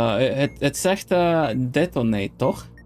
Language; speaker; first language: Dutch; non-native, learner; Swedish